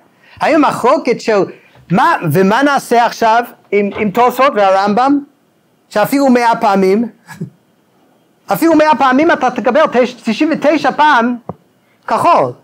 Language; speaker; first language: Hebrew; non-native, fluent; English